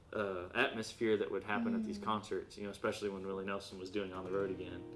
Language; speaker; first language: English; native; English